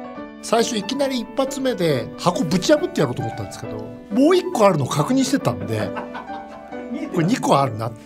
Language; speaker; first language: Japanese; native; Japanese